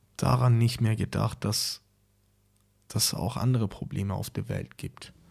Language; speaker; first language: German; non-native, fluent; Persian